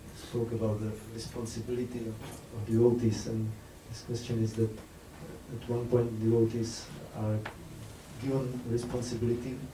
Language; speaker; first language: English; non-native, fluent; Czech